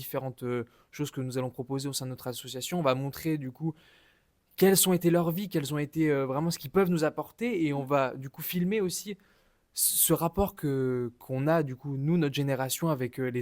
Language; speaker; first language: French; native; French